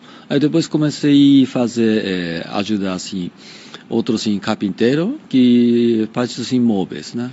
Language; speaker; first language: Portuguese; non-native, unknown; Japanese